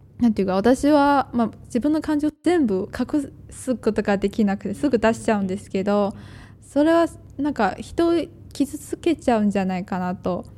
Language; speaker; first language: Japanese; non-native, fluent; Chinese